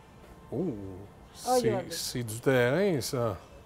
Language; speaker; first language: French; native; French